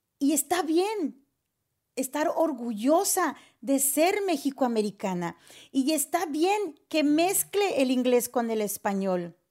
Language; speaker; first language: Spanish; early bilingual, heritage; Spanish